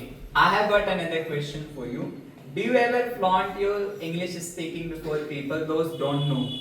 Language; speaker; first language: English; non-native, fluent; Hindi